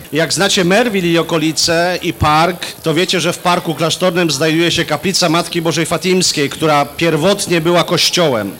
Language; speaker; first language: Polish; native; Polish